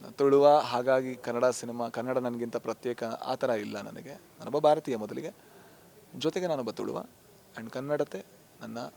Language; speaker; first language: Kannada; non-native, local second language; Tulu